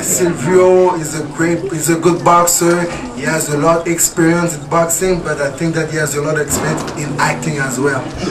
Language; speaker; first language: English; non-native, fluent; French